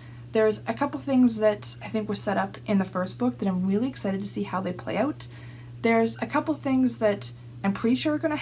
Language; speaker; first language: English; native; English